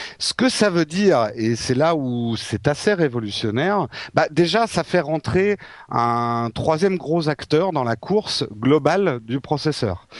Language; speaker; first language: French; native; French